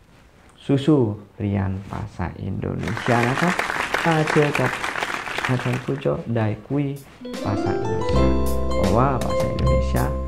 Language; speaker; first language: Thai; non-native, fluent; Indonesian